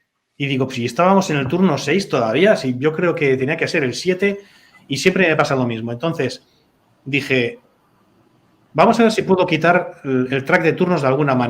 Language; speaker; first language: Spanish; native; Spanish